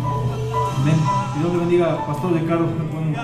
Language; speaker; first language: Spanish; native; Spanish